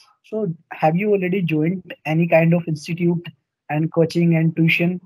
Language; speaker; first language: English; non-native, learner; Hindi